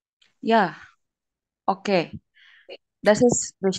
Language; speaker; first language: German; non-native, fluent; Indonesian